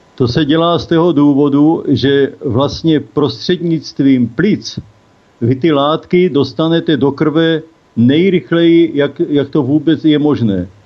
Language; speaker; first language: Czech; native; Czech